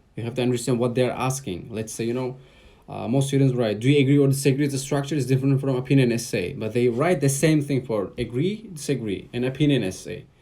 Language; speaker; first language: English; non-native, fluent; Uzbek